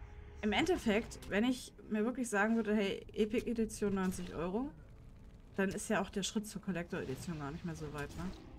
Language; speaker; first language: German; native; German